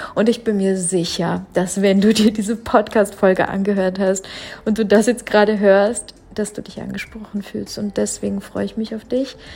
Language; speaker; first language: German; early bilingual, other home language; Russian